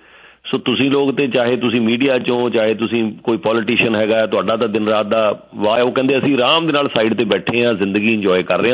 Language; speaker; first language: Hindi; non-native, local second language; Punjabi